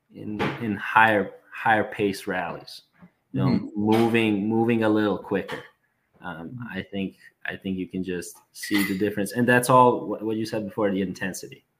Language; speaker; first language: English; non-native, fluent; Serbian